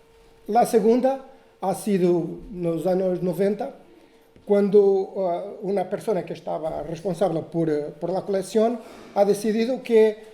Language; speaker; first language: Spanish; non-native, learner; Portuguese